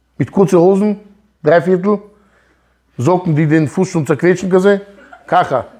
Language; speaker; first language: German; early bilingual, other home language; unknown